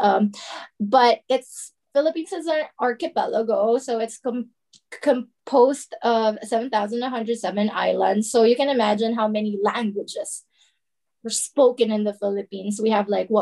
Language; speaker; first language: English; non-native, local second language; Filipino